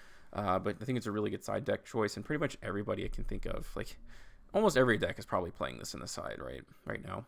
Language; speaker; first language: English; native; English